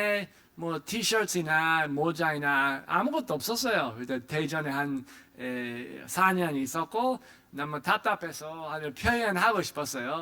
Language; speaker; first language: Korean; non-native, fluent; English